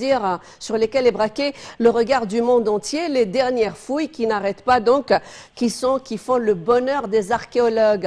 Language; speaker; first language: French; non-native, fluent; Arabic